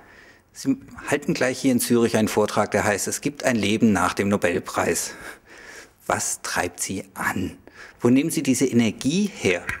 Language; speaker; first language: German; native; German